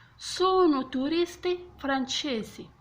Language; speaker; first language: Italian; non-native, fluent; French